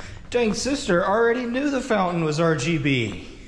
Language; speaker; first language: English; native; English